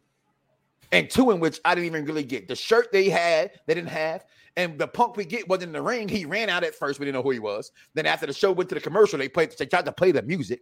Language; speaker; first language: English; native; English